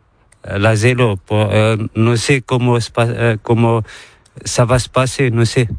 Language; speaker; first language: Spanish; non-native, learner; Arabic